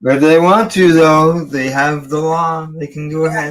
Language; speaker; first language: English; native; English